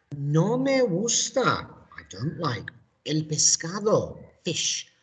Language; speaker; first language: English; native; English